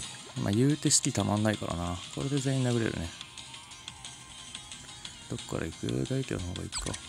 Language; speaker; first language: Japanese; native; Japanese